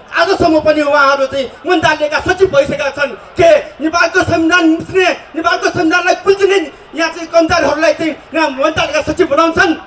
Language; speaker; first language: Nepali; non-native, local second language; Newari